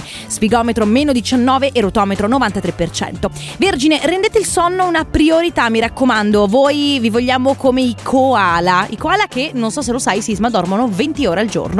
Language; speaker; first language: Italian; native; Italian